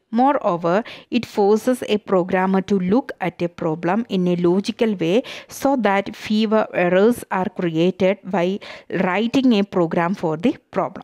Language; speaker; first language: English; non-native, local second language; Malayalam